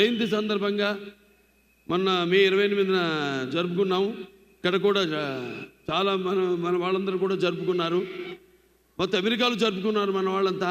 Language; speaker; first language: Telugu; native; Telugu